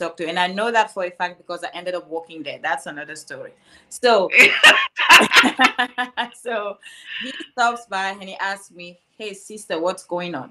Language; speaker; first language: English; non-native, local second language; French